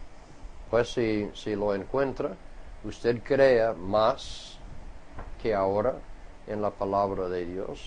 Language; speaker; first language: Spanish; non-native, fluent; English